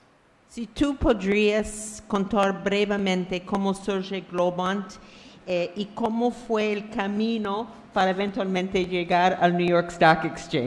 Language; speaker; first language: Spanish; non-native, fluent; English